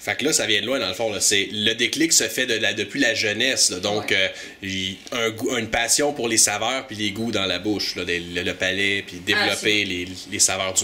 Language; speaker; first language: French; native; French